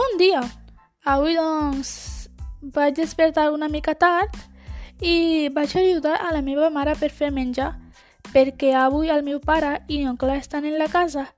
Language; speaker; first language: Catalan; non-native, learner; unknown